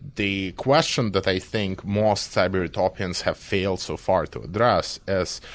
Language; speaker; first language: English; non-native, fluent; Belarusian